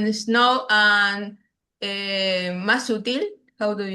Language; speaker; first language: English; non-native, learner; Spanish